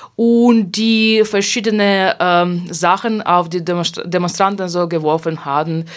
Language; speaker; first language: German; non-native, fluent; Hungarian